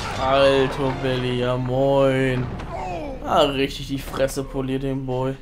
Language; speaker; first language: German; native; German